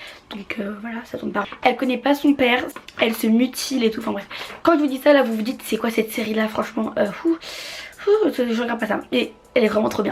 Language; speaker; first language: French; native; French